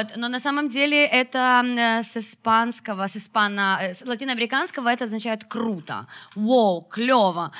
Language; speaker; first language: Russian; native; Russian